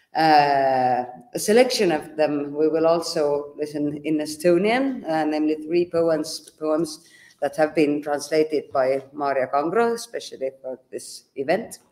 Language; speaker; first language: English; non-native, fluent; Estonian